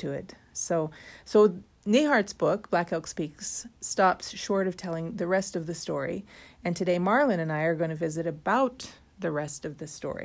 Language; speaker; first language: English; native; English